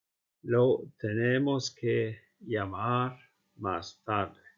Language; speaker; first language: Spanish; non-native, fluent; Icelandic